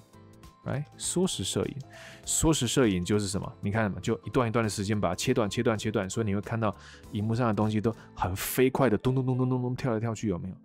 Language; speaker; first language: Chinese; native; Chinese